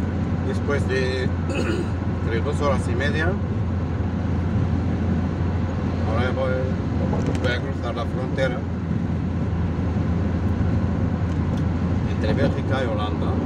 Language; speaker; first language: Spanish; non-native, fluent; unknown